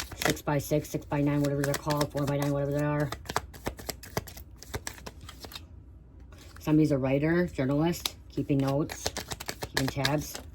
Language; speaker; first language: English; native; English